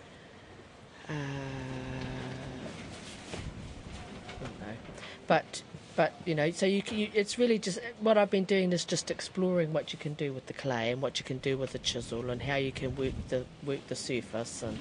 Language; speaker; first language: English; native; English